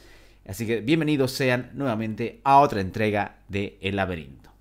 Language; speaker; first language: Spanish; native; Spanish